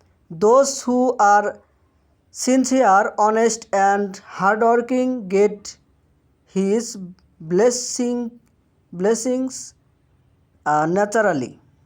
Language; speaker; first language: English; non-native, local second language; Bangla